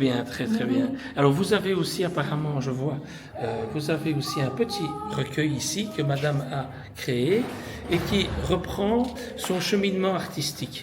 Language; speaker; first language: French; native; French